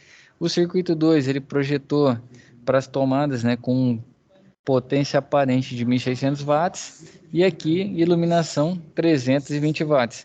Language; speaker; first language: Portuguese; native; Portuguese